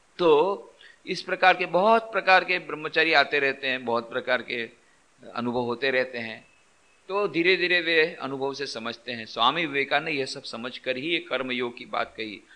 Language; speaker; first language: Hindi; non-native, local second language; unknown